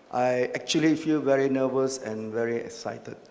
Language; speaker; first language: English; non-native, local second language; Chinese